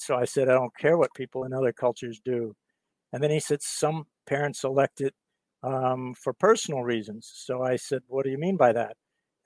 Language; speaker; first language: English; native; English